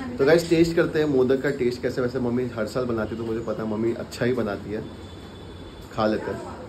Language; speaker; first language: Hindi; native; Hindi